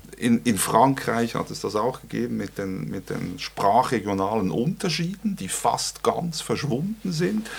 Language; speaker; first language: German; native; German